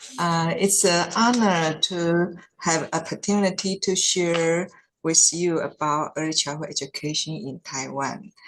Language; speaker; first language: English; non-native, fluent; Chinese